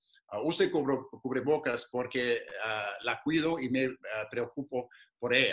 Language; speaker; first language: Spanish; non-native, fluent; English